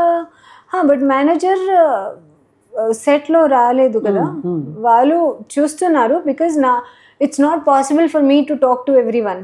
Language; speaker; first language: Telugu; non-native, learner; Hindi